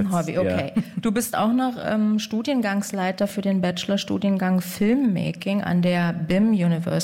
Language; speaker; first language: German; native; German